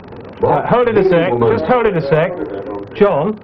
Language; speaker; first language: English; native; English